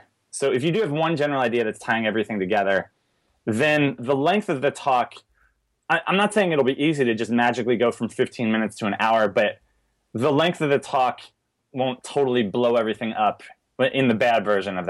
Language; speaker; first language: English; native; English